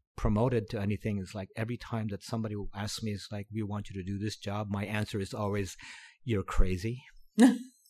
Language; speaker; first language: English; non-native, local second language; Filipino